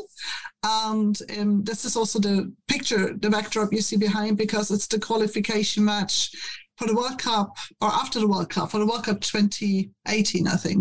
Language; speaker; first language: English; non-native, fluent; German